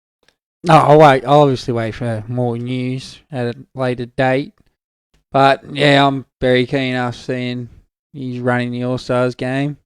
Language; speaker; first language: English; native; English